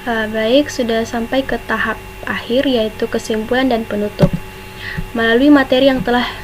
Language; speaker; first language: Indonesian; native; Indonesian